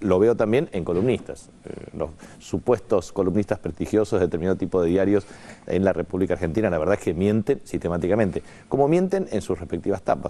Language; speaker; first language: Spanish; native; Spanish